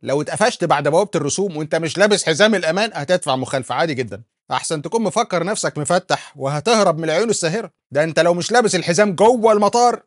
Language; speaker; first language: Arabic; native; Arabic